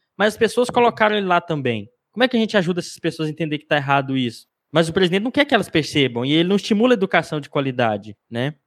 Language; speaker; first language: Portuguese; native; Portuguese